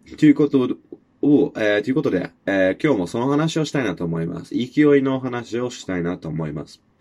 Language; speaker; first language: Japanese; non-native, fluent; English